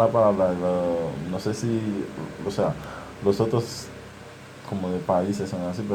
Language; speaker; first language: Spanish; non-native, fluent; Haitian Creole